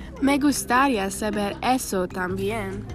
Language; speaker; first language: Spanish; non-native, learner; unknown